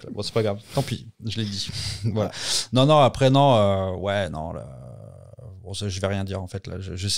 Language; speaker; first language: French; native; French